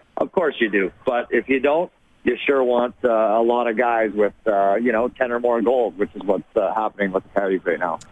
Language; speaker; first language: English; native; English